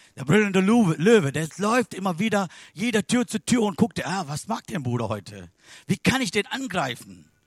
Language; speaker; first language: German; non-native, learner; Sinhala